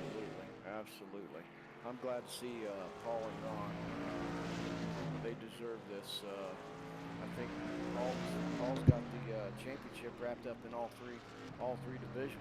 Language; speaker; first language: English; native; English